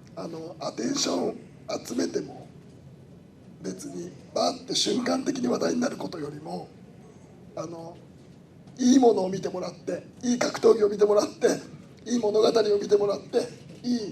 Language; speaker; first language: Japanese; native; Japanese